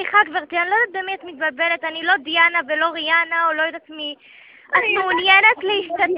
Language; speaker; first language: Hebrew; native; Hebrew